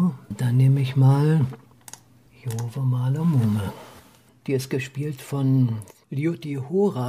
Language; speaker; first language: German; native; German